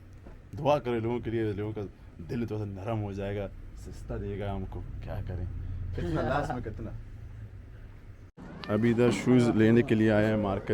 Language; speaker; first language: Hindi; non-native, local second language; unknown